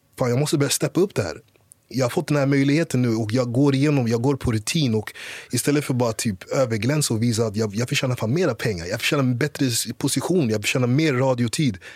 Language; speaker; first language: Swedish; early bilingual, other home language; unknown